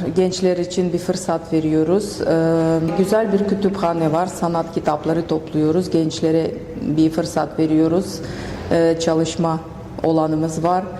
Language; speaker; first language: Turkish; non-native, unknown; Russian